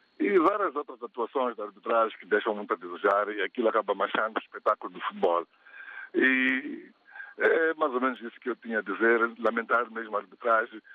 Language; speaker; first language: Portuguese; non-native, local second language; Tsonga